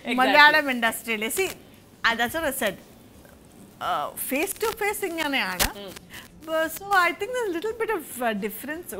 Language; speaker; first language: Malayalam; non-native, fluent; Kannada